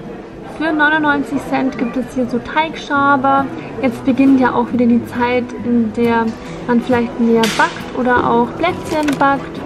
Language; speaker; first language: German; native; German